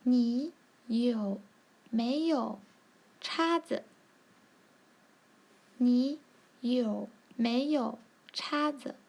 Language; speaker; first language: Chinese; non-native, learner; English